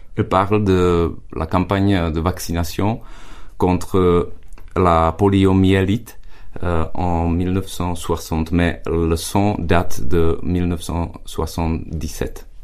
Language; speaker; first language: French; non-native, fluent; Czech